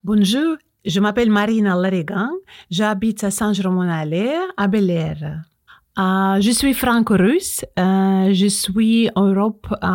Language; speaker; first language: French; non-native, learner; Russian